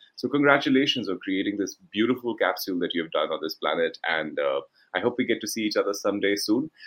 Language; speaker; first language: English; non-native, local second language; Hindi